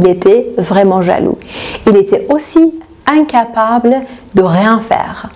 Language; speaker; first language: French; non-native, fluent; Persian